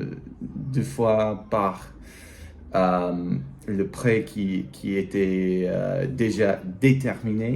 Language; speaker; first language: French; non-native, learner; English